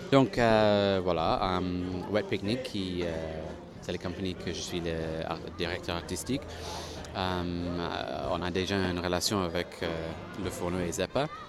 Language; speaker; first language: French; non-native, fluent; English